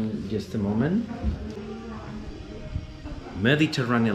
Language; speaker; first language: English; non-native, learner; Spanish